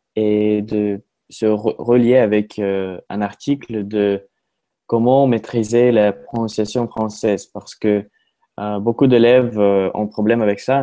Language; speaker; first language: French; non-native, fluent; Russian